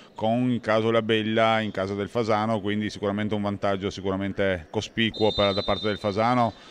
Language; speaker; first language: Italian; native; Italian